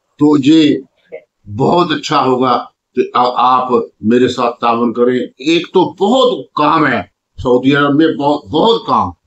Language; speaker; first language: Urdu; non-native, local second language; Punjabi